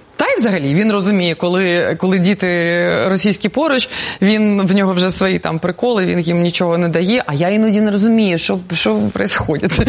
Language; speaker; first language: Ukrainian; non-native, local second language; Russian